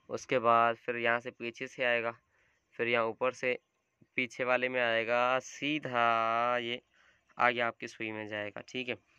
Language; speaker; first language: Urdu; non-native, local second language; Sindhi